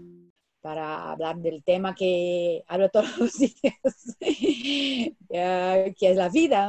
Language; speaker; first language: Spanish; non-native, fluent; Portuguese